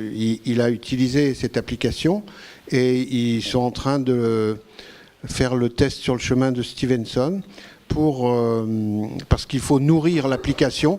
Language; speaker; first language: French; native; French